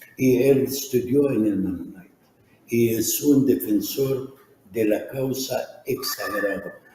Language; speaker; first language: Spanish; non-native, fluent; Arabic